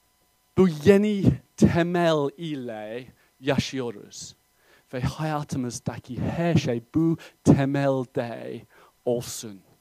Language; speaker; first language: Turkish; non-native, fluent; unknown